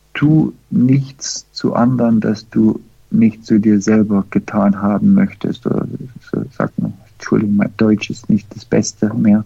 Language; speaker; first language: German; early bilingual, heritage; German